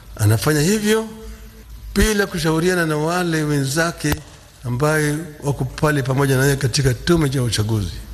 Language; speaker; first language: Swahili; non-native, local second language; Luo (Kenya and Tanzania)